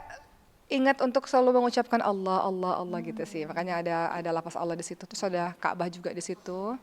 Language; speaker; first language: Indonesian; native; Indonesian